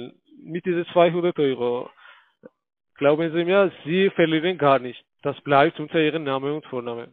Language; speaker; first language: German; non-native, fluent; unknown